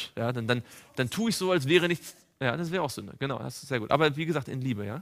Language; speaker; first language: German; native; German